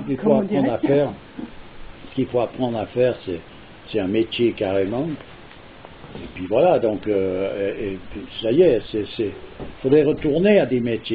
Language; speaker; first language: French; native; French